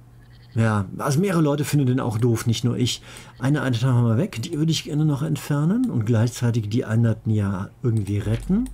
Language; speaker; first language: German; native; German